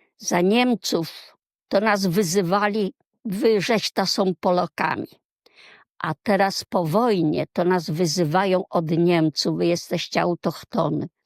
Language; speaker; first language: Polish; native; Polish